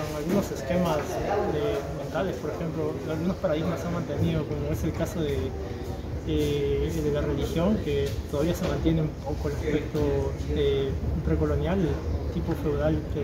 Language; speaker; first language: Spanish; native; Spanish